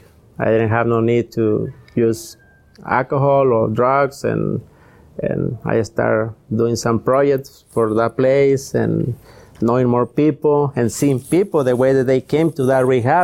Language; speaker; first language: English; non-native, learner; Spanish